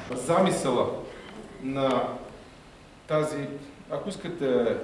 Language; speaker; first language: Bulgarian; native; Bulgarian